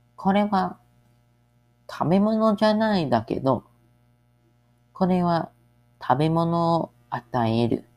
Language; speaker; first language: Japanese; non-native, learner; English